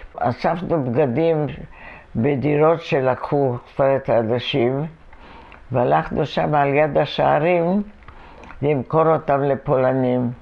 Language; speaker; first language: Hebrew; non-native, fluent; Polish